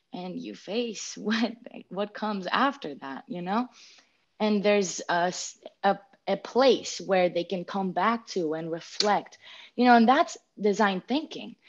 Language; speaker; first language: English; non-native, fluent; Greek